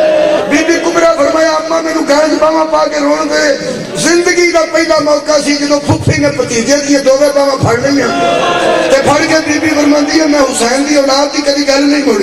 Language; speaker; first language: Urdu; non-native, local second language; Punjabi